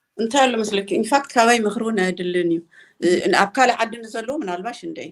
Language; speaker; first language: Tigrinya; native; Tigrinya